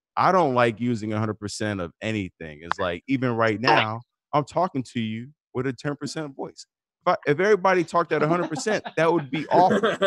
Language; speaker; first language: English; native; English